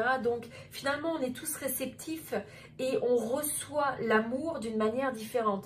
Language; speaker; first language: French; native; French